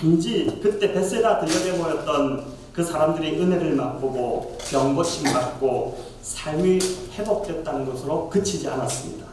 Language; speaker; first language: Korean; native; Korean